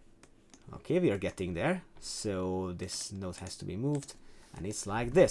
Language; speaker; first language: English; non-native, fluent; Hungarian